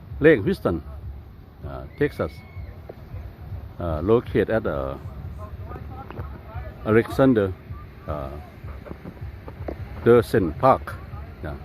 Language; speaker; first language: English; non-native, fluent; Lao